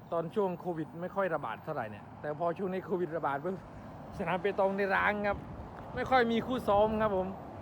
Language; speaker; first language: Thai; non-native, local second language; Khmer